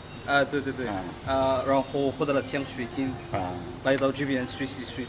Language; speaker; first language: Chinese; non-native, fluent; Arabic